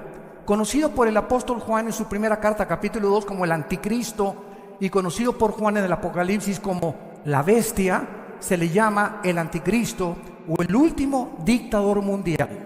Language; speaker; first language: Spanish; native; Spanish